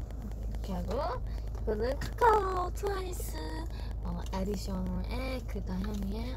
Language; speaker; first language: Korean; non-native, fluent; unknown